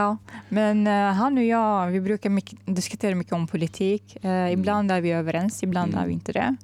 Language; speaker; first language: Swedish; non-native, fluent; Arabic